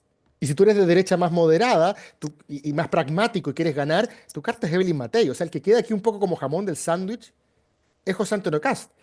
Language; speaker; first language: Spanish; native; Spanish